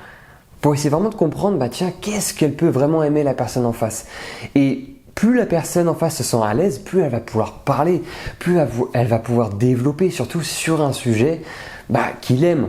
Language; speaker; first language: French; native; French